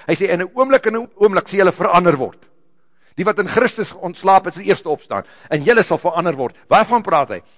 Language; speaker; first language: Afrikaans; native; Afrikaans